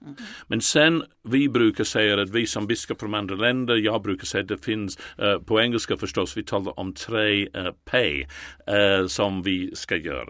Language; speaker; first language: Swedish; non-native, fluent; English